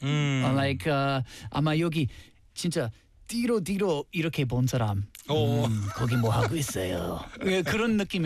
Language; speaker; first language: Korean; non-native, learner; English